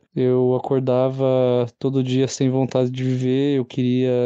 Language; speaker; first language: Portuguese; native; Portuguese